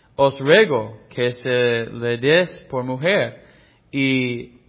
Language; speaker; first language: Spanish; non-native, fluent; English